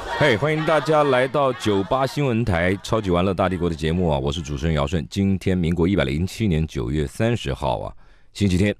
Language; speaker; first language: Chinese; native; Chinese